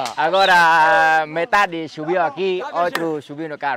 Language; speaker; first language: Portuguese; non-native, learner; Vietnamese